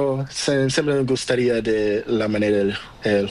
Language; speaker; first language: Spanish; non-native, learner; Portuguese